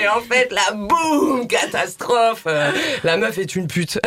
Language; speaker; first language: French; native; French